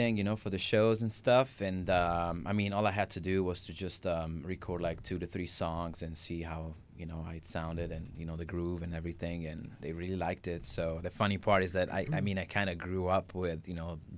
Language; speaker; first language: English; non-native, fluent; Italian